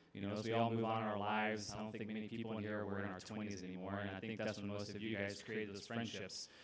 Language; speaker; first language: English; native; English